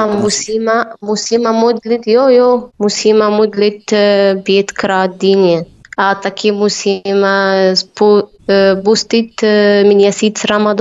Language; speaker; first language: Czech; non-native, learner; Arabic